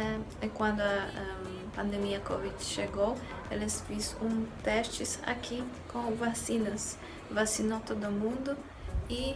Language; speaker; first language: Portuguese; non-native, fluent; Polish